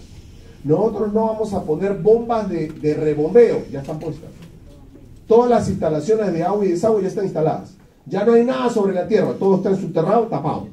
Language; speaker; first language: Spanish; native; Spanish